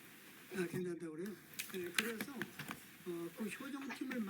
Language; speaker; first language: Korean; native; Korean